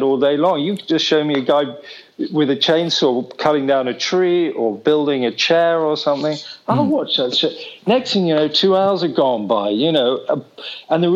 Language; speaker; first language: English; native; English